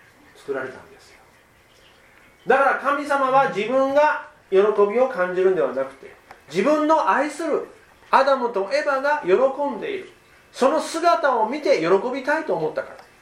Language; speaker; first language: Japanese; native; Japanese